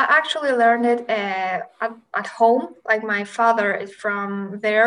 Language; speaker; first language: English; non-native, fluent; Spanish